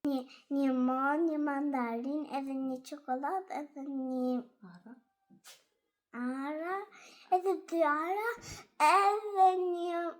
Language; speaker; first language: Albanian; early bilingual, heritage; Albanian